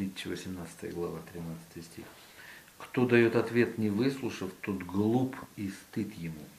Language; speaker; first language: Russian; native; Russian